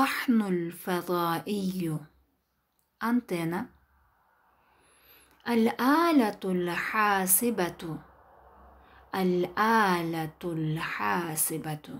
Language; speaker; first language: Arabic; non-native, fluent; Kyrgyz